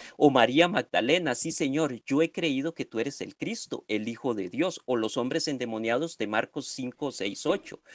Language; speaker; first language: Spanish; native; Spanish